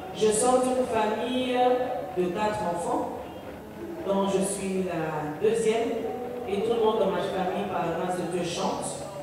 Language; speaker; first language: French; non-native, local second language; Lingala